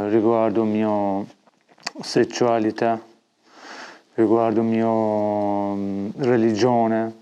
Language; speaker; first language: Italian; non-native, learner; Persian